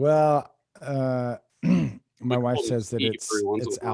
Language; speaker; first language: English; native; English